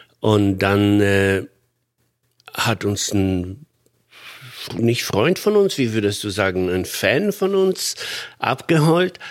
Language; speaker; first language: German; non-native, fluent; Polish